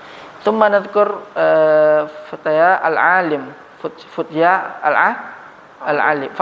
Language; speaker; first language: Arabic; non-native, fluent; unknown